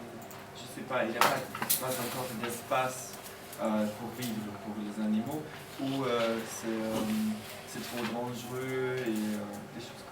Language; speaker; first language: French; non-native, learner; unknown